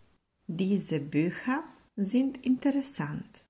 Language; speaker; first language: German; non-native, fluent; Serbian